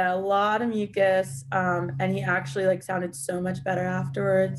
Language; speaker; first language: English; native; English